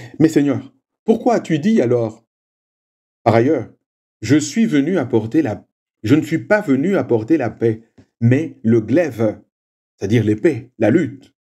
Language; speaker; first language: French; non-native, local second language; Swahili